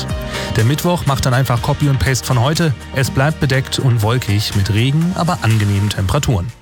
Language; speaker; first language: German; native; German